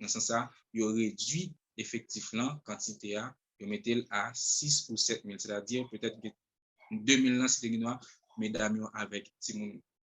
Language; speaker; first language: French; non-native, local second language; Haitian Creole